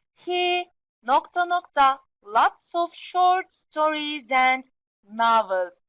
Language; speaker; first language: English; non-native, fluent; Turkish